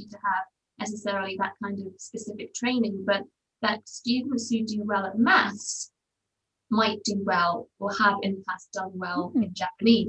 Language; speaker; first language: English; native; English